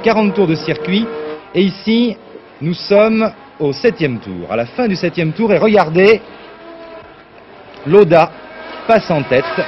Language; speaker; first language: French; native; French